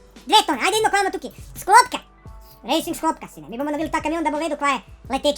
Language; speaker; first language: Slovenian; native; Slovenian